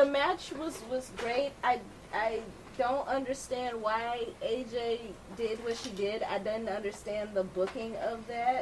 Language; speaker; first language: English; native; English